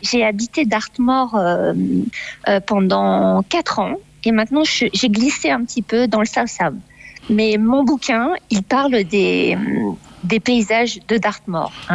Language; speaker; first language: French; native; French